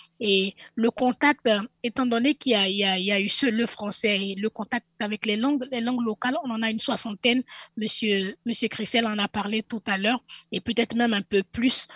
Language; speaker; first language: French; native; French